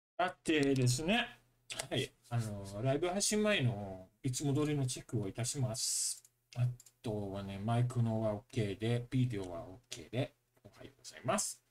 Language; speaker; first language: Japanese; non-native, fluent; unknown